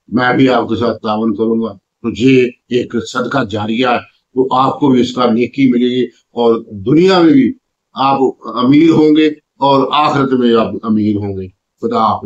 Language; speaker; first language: Urdu; non-native, local second language; Punjabi